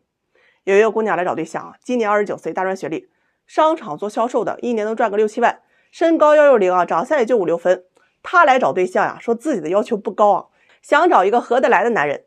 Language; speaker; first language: Chinese; native; Chinese